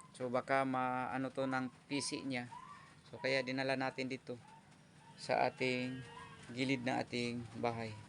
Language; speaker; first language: Filipino; non-native, local second language; Cebuano